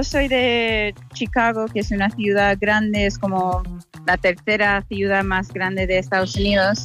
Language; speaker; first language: Spanish; non-native, fluent; English